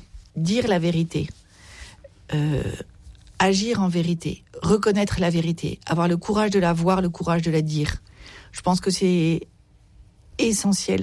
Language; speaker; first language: French; native; French